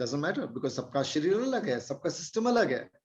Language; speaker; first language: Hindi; native; Hindi